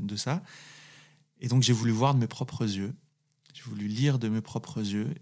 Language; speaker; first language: French; native; French